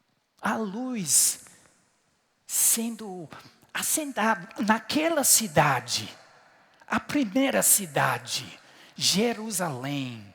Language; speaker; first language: Portuguese; non-native, fluent; English